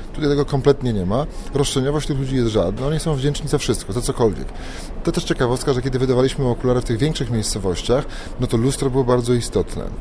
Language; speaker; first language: Polish; native; Polish